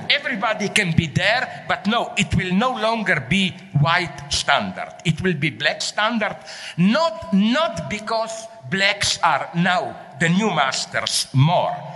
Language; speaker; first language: English; non-native, fluent; Slovenian